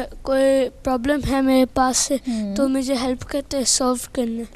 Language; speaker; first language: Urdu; early bilingual, heritage; Urdu